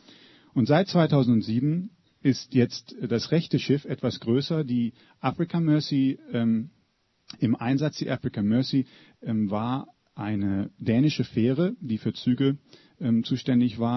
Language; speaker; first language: German; native; German